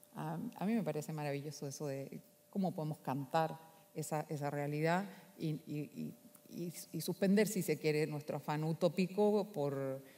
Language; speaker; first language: Spanish; native; Spanish